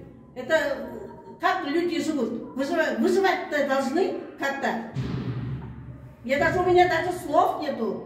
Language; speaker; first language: Russian; non-native, local second language; Kyrgyz